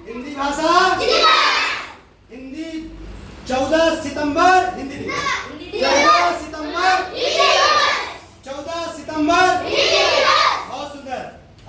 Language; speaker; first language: Hindi; native; Hindi